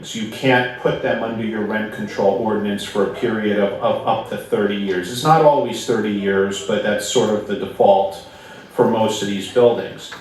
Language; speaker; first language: English; native; English